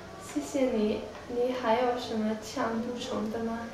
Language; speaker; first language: Chinese; non-native, learner; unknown